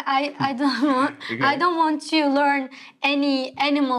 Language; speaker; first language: English; non-native, learner; Turkish